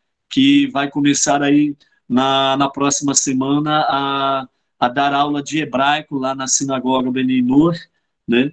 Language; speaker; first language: Portuguese; native; Portuguese